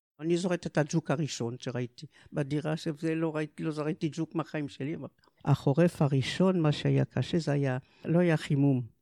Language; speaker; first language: Hebrew; non-native, fluent; French